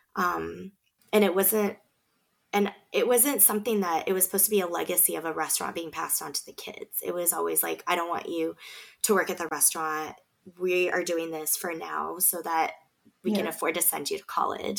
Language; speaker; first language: English; native; English